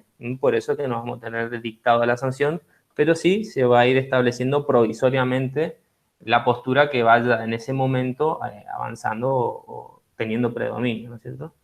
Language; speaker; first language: Spanish; native; Spanish